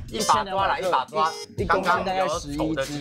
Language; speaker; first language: Chinese; native; Chinese